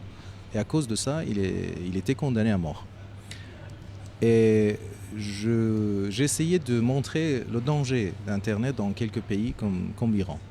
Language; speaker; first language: French; non-native, fluent; Persian